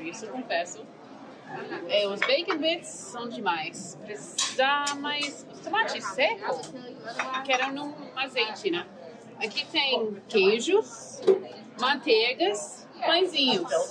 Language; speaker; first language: Portuguese; non-native, fluent; English